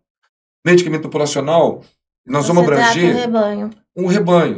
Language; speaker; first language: Portuguese; native; Portuguese